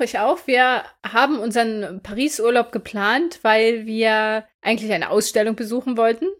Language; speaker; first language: German; native; German